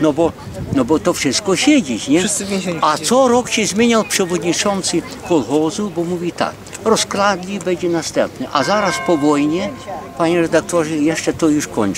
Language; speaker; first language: Polish; early bilingual, heritage; Polish